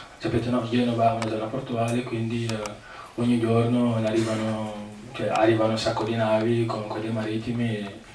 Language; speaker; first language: Italian; non-native, fluent; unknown